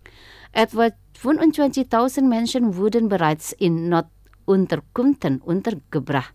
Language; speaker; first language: German; non-native, fluent; Indonesian